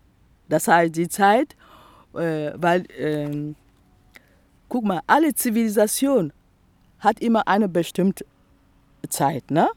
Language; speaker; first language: German; non-native, fluent; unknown